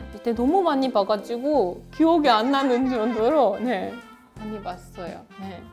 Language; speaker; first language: Korean; non-native, fluent; Japanese